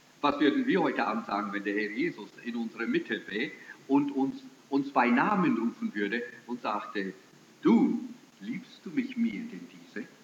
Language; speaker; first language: German; early bilingual, heritage; German